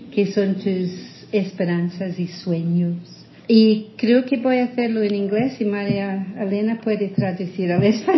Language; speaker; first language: Spanish; non-native, fluent; English